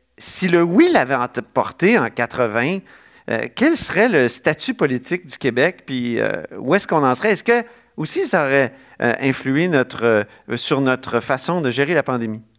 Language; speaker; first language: French; native; French